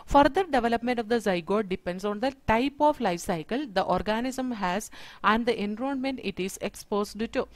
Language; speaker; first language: English; non-native, local second language; Malayalam